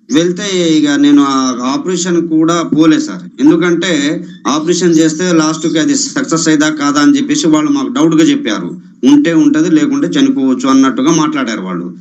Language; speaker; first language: Telugu; non-native, local second language; Lambadi